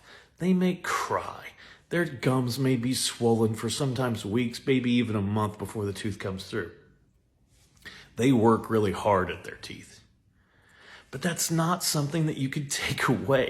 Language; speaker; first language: English; native; English